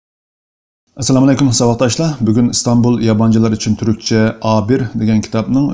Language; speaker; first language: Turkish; non-native, learner; Uyghur